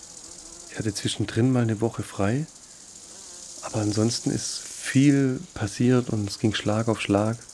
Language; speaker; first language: German; native; German